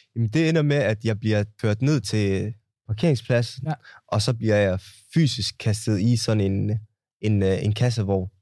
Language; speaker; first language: Danish; early bilingual, other home language; Somali